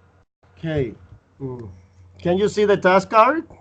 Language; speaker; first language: English; non-native, fluent; Spanish